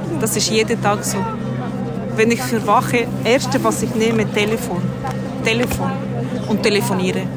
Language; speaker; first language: German; non-native, learner; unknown